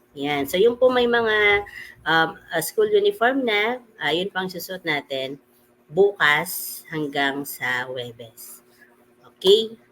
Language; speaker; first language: Filipino; native; Filipino